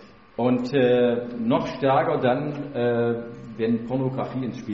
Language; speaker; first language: German; native; German